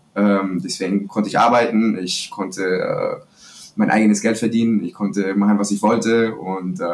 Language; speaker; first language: German; non-native, fluent; Spanish